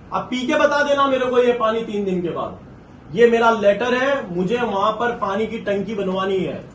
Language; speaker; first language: Hindi; non-native, local second language; Gujarati